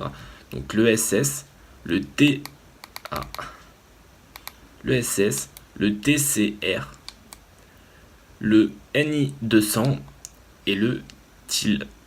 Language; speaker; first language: French; native; French